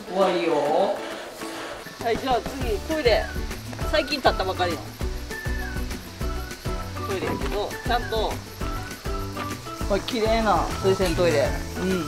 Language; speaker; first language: Japanese; native; Japanese